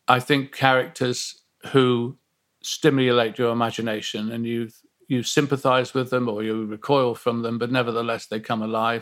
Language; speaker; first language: English; native; English